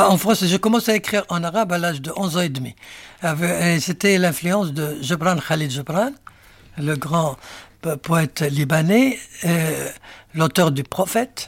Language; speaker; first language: French; non-native, local second language; Arabic